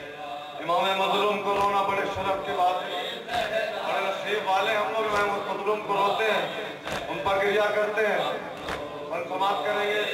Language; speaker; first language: Urdu; native; Urdu